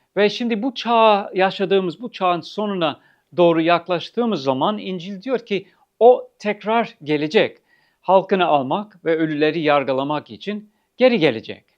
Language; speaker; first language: Turkish; non-native, fluent; English